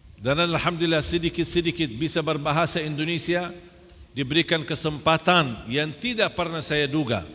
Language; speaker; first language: Indonesian; non-native, fluent; Arabic